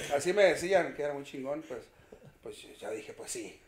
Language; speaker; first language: Spanish; native; Spanish